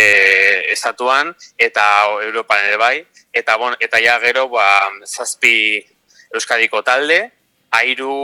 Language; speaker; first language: Basque; non-native, local second language; Spanish